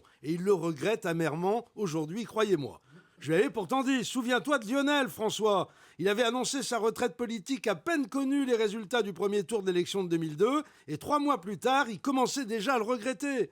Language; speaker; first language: French; native; French